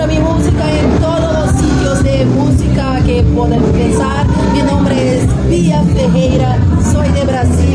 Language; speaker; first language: Spanish; non-native, fluent; Portuguese